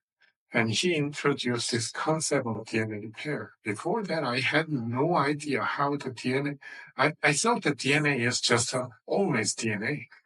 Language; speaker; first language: English; non-native, fluent; Korean